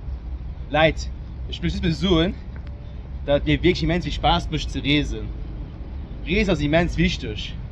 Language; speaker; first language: German; non-native, local second language; Luxembourgish